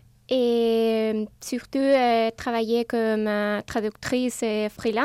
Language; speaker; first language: French; non-native, fluent; Spanish